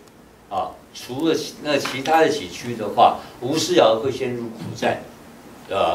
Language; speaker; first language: Chinese; native; Chinese